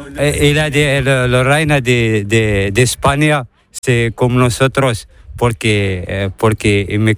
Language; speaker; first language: Spanish; non-native, learner; Arabic